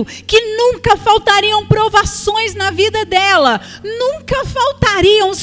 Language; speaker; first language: Portuguese; native; Portuguese